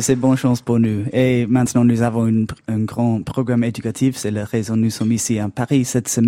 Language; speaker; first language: French; non-native, learner; English